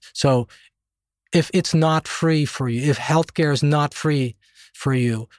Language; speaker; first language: English; non-native, fluent; Dutch